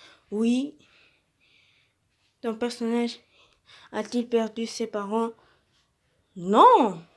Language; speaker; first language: French; non-native, learner; Arabic